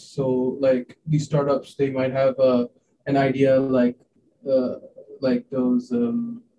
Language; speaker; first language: English; non-native, local second language; Hindi